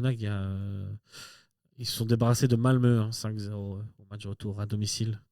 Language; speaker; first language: French; native; French